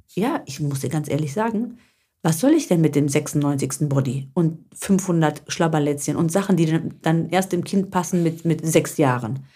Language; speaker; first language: German; early bilingual, other home language; Greek